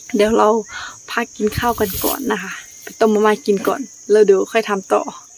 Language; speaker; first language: Thai; non-native, local second language; Karen languages